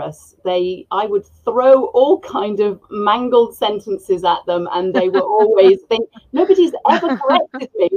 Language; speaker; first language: English; native; English